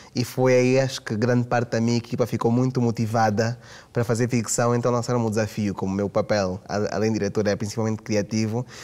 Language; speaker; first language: Portuguese; native; Portuguese